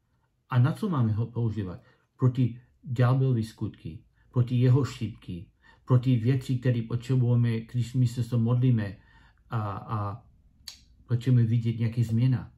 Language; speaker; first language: Czech; non-native, learner; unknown